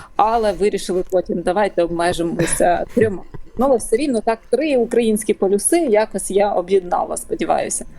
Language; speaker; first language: Ukrainian; native; Ukrainian